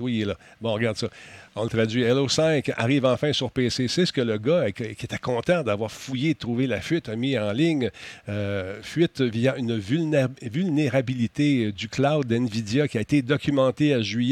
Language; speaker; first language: French; native; French